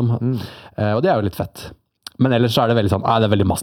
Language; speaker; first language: Norwegian; native; Norwegian